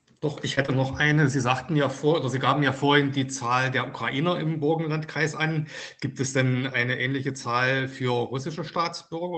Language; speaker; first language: German; native; German